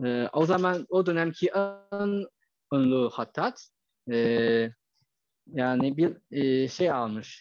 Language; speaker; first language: Turkish; non-native, fluent; Chinese